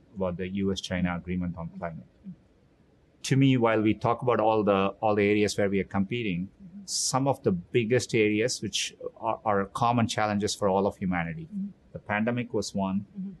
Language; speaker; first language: English; non-native, local second language; Tamil